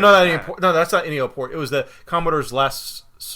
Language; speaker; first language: English; native; English